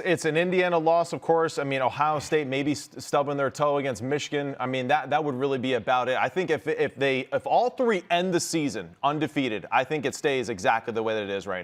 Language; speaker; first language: English; native; English